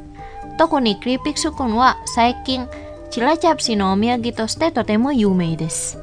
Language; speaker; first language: Japanese; non-native, fluent; Indonesian